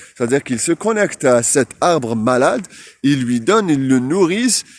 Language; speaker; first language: French; non-native, local second language; Arabic